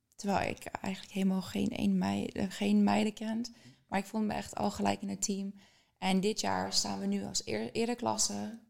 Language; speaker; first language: Dutch; early bilingual, other home language; Afrikaans